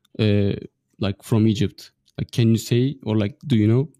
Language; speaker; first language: English; non-native, fluent; Turkish